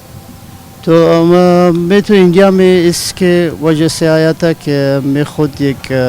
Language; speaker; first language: Hindi; non-native, learner; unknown